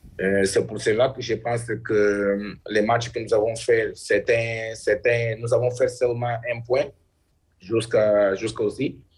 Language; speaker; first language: French; non-native, learner; Portuguese